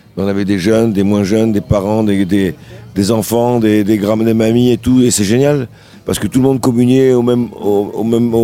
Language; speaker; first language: French; native; French